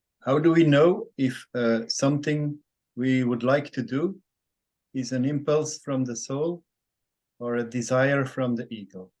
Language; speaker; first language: English; non-native, fluent; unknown